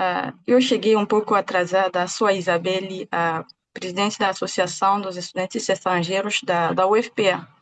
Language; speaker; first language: Portuguese; non-native, fluent; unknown